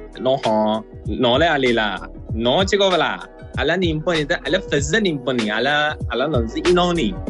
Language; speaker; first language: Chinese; non-native, fluent; Persian